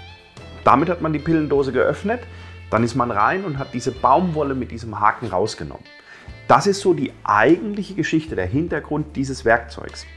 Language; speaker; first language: German; native; German